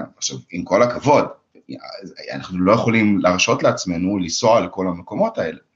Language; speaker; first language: Hebrew; early bilingual, other home language; Russian